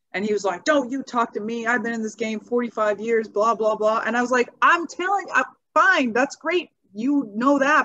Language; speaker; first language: English; native; English